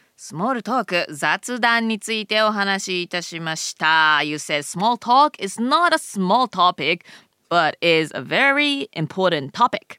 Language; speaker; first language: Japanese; native; Japanese